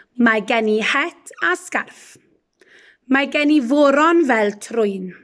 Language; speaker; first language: Welsh; non-native, local second language; English